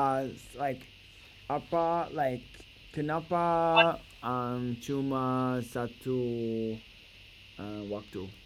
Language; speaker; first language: Indonesian; non-native, learner; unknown